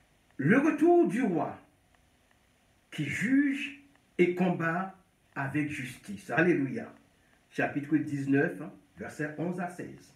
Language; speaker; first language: French; non-native, local second language; Haitian Creole